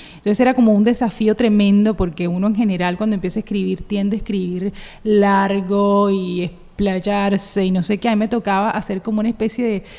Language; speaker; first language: Spanish; native; Spanish